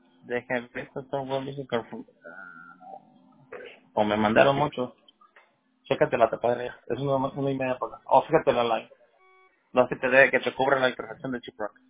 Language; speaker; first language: Spanish; native; Spanish